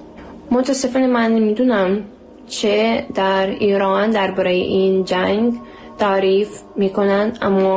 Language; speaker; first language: Persian; non-native, learner; Ukrainian